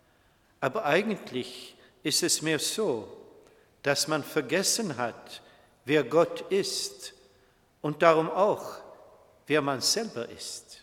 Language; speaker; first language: German; non-native, fluent; Swedish